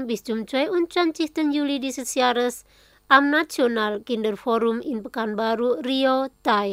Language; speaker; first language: German; non-native, fluent; Indonesian